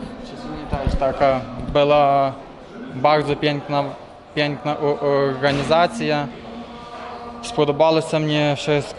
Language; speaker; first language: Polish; non-native, learner; Ukrainian